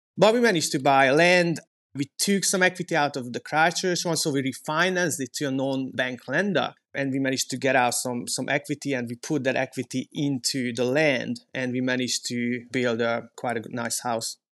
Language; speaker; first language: English; non-native, fluent; Hungarian